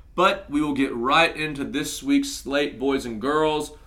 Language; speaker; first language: English; native; English